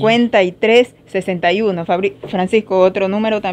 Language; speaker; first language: Spanish; native; Spanish